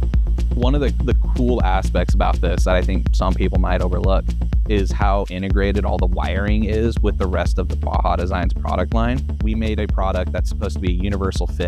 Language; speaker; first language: English; native; English